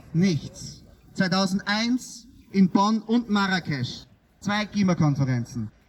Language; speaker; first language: German; native; German